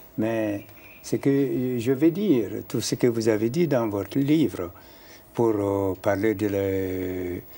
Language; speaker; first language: French; non-native, local second language; Mandingo